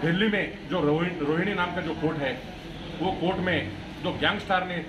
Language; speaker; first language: Hindi; non-native, local second language; Kannada